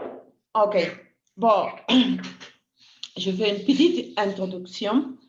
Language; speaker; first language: French; non-native, fluent; Spanish